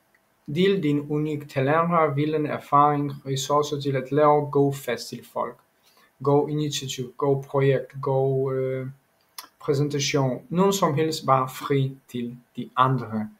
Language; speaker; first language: Danish; non-native, learner; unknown